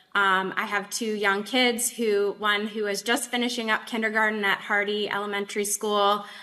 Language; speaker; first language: English; native; English